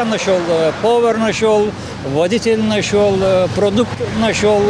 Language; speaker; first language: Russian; non-native, learner; Turkish